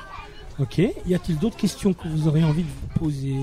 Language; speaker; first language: French; native; French